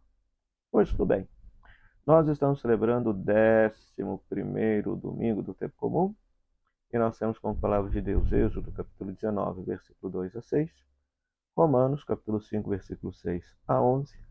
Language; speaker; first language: Portuguese; native; Portuguese